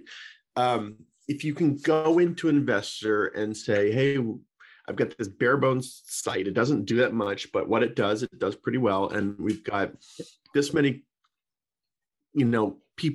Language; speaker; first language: English; native; English